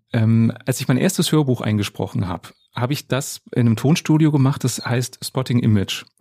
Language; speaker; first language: German; native; German